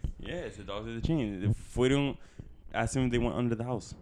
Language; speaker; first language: English; early bilingual, other home language; Spanish